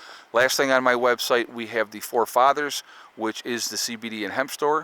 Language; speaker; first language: English; native; English